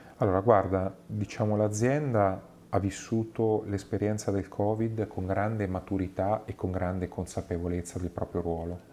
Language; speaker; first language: Italian; native; Italian